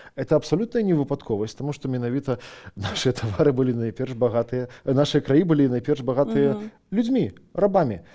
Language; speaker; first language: Belarusian; non-native, local second language; Russian